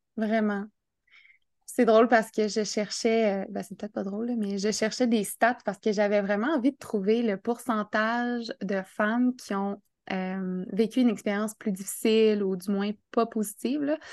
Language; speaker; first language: French; native; French